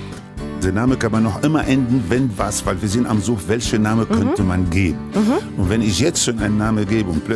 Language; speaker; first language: German; non-native, fluent; Spanish